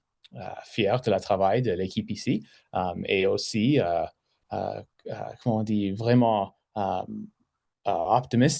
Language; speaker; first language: French; non-native, fluent; English